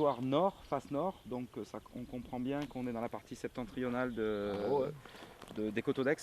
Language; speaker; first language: French; native; French